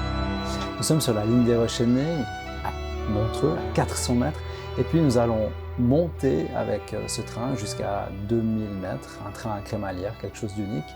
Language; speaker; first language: French; native; French